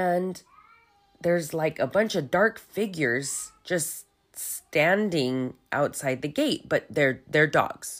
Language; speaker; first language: English; native; English